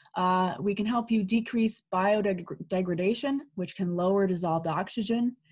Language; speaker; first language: English; native; English